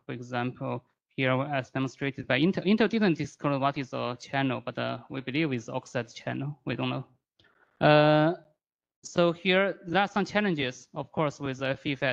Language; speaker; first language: English; non-native, fluent; Chinese